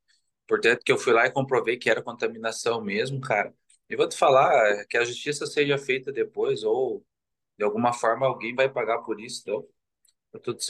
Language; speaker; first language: Portuguese; native; Portuguese